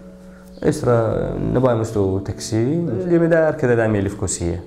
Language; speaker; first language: Greek; non-native, learner; Arabic